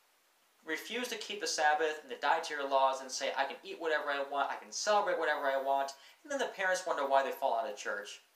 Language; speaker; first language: English; native; English